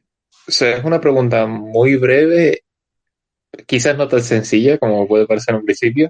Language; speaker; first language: Spanish; native; Spanish